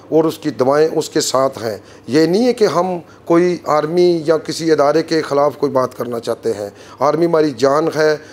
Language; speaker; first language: Urdu; non-native, local second language; Punjabi